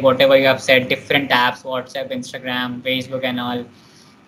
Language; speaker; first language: English; non-native, local second language; Hindi